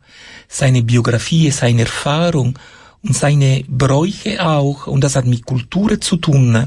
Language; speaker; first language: German; non-native, fluent; Italian